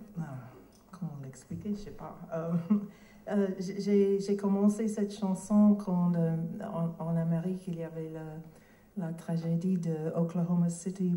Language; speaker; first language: French; non-native, learner; English